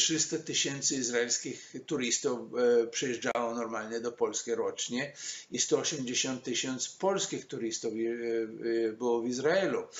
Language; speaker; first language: Polish; non-native, learner; Hebrew